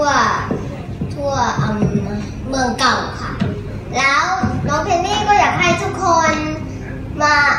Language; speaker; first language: Thai; early bilingual, heritage; Thai